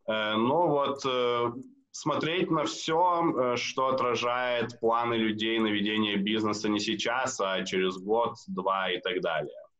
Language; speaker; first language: Russian; native; Russian